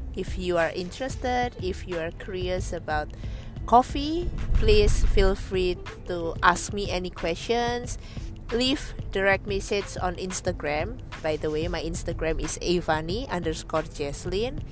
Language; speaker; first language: English; non-native, fluent; Indonesian